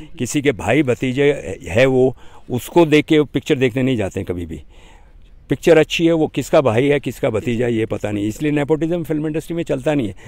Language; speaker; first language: Hindi; native; Hindi